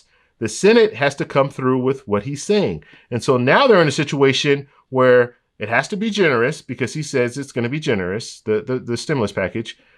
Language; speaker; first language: English; native; English